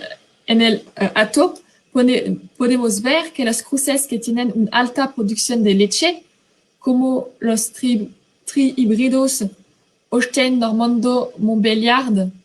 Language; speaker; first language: Spanish; non-native, fluent; French